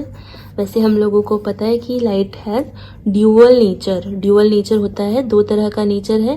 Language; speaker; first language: Hindi; native; Hindi